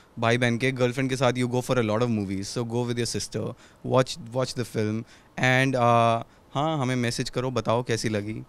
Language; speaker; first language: Hindi; native; Hindi